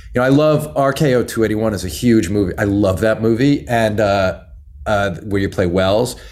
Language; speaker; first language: English; native; English